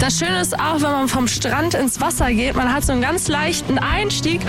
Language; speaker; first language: German; native; German